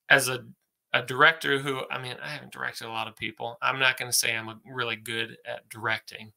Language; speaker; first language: English; native; English